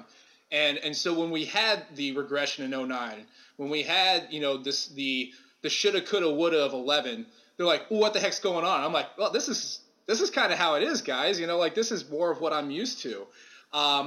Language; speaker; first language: English; native; English